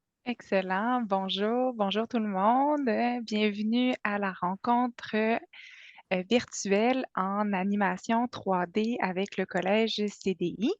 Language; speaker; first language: French; native; French